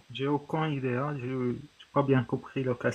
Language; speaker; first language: French; non-native, fluent; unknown